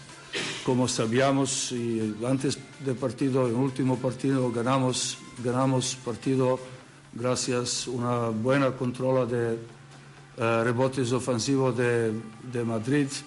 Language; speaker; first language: Spanish; non-native, learner; Serbian